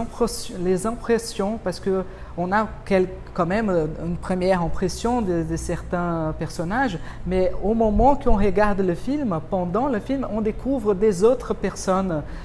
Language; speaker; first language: French; non-native, fluent; Portuguese